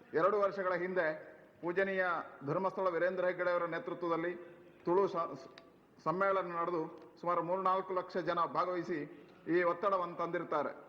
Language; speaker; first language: Kannada; non-native, local second language; Tulu